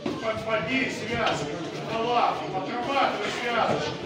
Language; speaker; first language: Russian; native; Russian